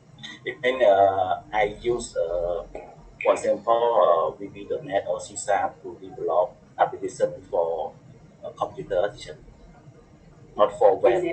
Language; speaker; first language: English; non-native, learner; Khmer